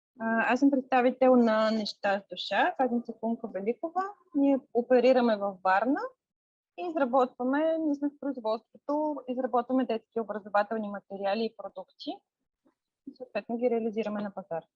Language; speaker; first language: Bulgarian; native; Bulgarian